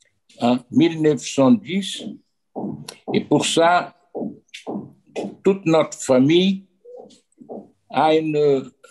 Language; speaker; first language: French; non-native, fluent; Portuguese